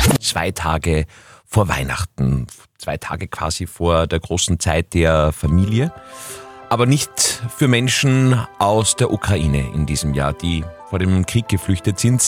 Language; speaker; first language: German; native; German